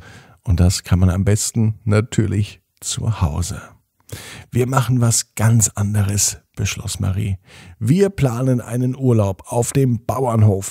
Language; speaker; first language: German; native; German